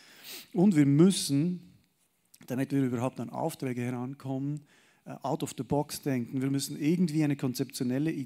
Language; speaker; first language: German; native; German